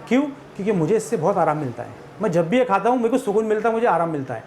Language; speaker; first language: Hindi; native; Hindi